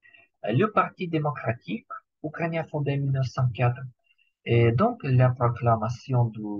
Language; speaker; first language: French; non-native, learner; Ukrainian